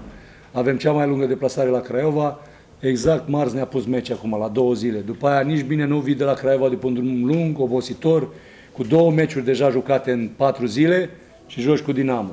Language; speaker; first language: Romanian; native; Romanian